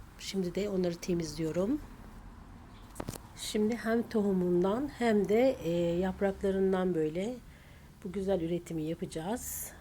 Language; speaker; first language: Turkish; native; Turkish